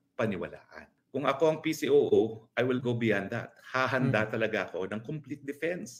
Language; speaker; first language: Filipino; native; Filipino